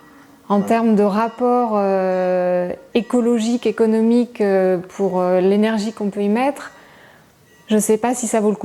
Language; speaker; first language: French; native; French